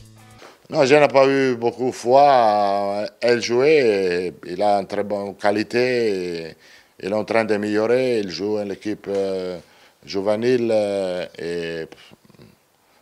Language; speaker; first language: French; non-native, learner; Italian